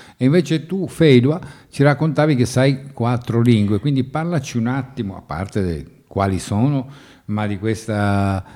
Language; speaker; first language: Italian; native; Italian